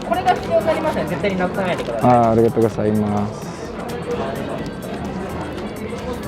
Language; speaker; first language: Japanese; native; Japanese